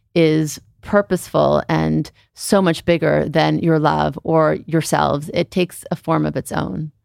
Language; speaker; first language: English; native; English